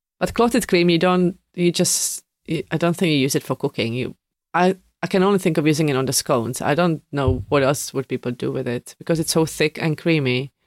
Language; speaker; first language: English; non-native, fluent; Czech